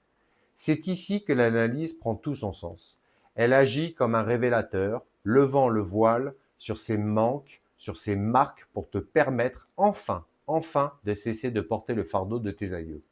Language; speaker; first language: French; native; French